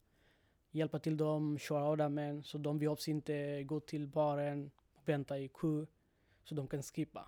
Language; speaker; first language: Swedish; non-native, learner; Bangla